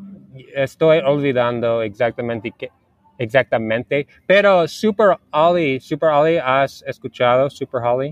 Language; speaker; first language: Spanish; non-native, learner; English